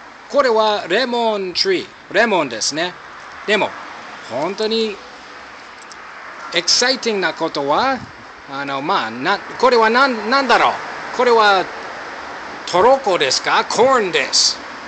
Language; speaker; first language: Japanese; non-native, learner; English